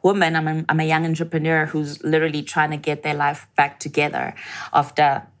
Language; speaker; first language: English; non-native, local second language; Zulu